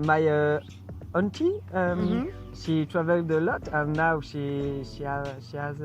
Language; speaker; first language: English; non-native, fluent; French